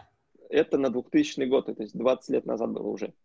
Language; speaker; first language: Russian; native; Russian